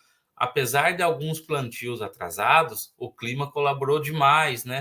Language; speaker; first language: Portuguese; native; Portuguese